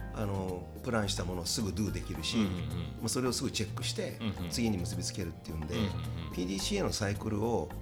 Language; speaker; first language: Japanese; native; Japanese